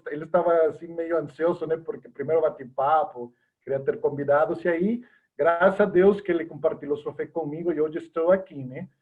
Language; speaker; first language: Portuguese; non-native, fluent; Spanish